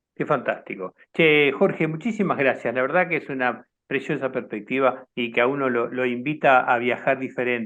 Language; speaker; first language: Spanish; native; Spanish